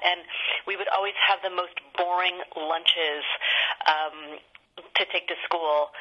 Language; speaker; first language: English; native; English